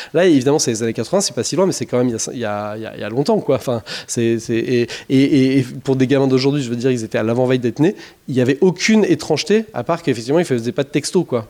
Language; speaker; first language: French; native; French